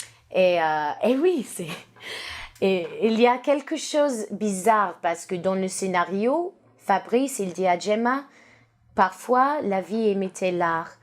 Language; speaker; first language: French; non-native, learner; English